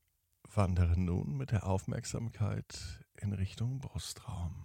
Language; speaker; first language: German; native; German